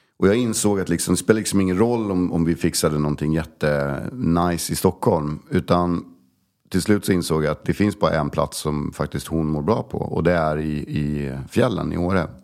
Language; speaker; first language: Swedish; native; Swedish